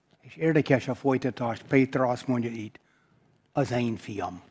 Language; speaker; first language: Hungarian; non-native, fluent; English